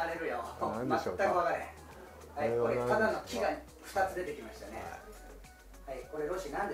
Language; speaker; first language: Japanese; native; Japanese